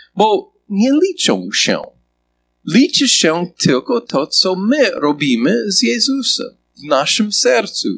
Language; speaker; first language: Polish; non-native, fluent; English